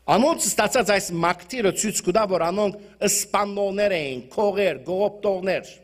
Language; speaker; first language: Armenian; early bilingual, heritage; Armenian